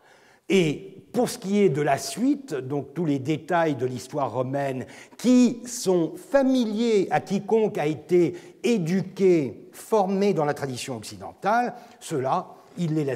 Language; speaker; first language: French; non-native, fluent; Turkish